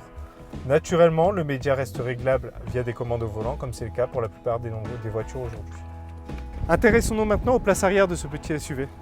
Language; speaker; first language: French; native; French